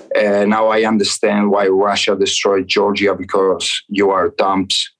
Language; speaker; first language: English; non-native, fluent; Georgian